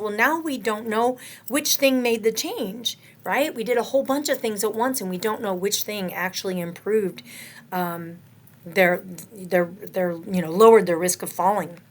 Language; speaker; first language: English; native; English